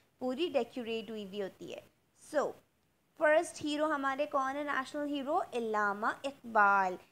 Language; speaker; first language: Urdu; native; Urdu